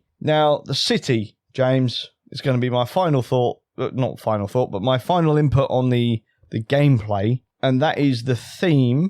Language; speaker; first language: English; native; English